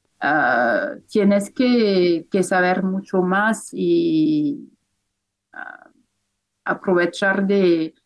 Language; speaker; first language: Spanish; non-native, fluent; French